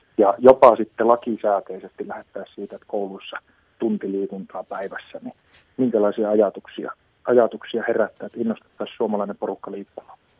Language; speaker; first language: Finnish; native; Finnish